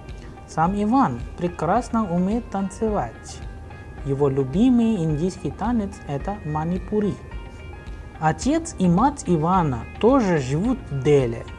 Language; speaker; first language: Russian; non-native, fluent; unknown